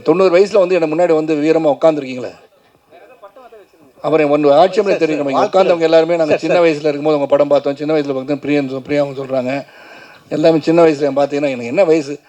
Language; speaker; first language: Tamil; native; Tamil